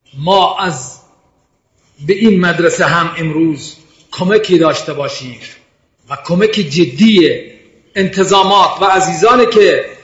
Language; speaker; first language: Persian; non-native, local second language; Baluchi